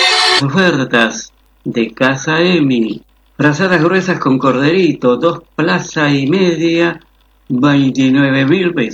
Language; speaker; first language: Spanish; native; Spanish